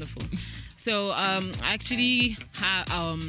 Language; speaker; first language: English; non-native, local second language; Yoruba